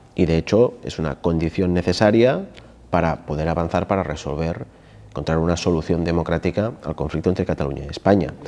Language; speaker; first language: Spanish; non-native, local second language; Catalan